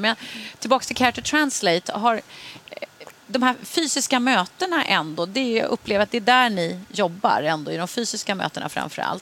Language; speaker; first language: Swedish; native; Swedish